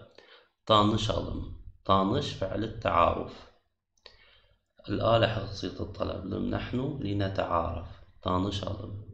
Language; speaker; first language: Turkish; non-native, fluent; Arabic